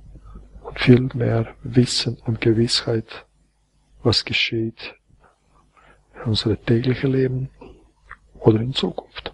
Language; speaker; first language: German; non-native, fluent; Croatian